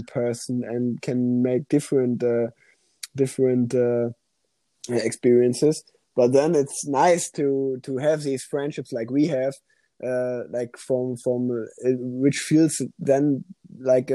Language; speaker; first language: English; non-native, fluent; German